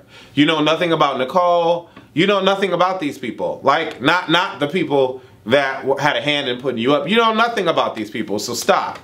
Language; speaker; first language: English; native; English